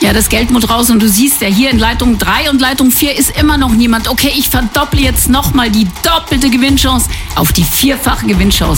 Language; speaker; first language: German; native; German